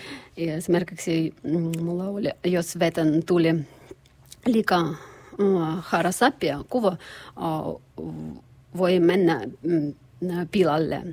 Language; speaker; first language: Finnish; non-native, learner; Russian